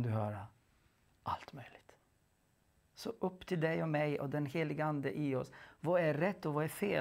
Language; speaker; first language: Swedish; non-native, fluent; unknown